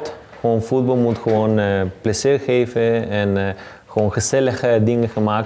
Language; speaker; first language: Dutch; non-native, learner; Spanish